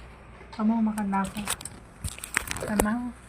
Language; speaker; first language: Indonesian; non-native, learner; Filipino